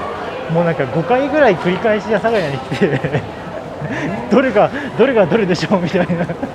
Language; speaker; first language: Japanese; native; Japanese